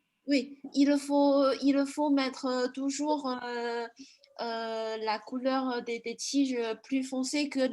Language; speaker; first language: French; non-native, fluent; Chinese